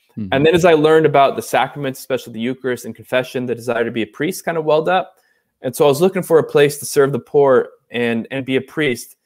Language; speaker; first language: English; native; English